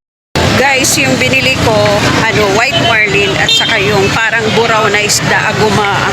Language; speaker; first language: Filipino; non-native, local second language; Waray